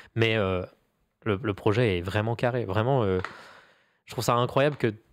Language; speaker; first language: French; native; French